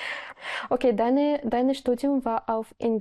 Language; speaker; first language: German; non-native, learner; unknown